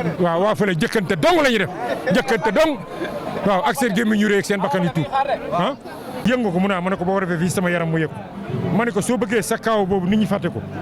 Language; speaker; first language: Wolof; native; Wolof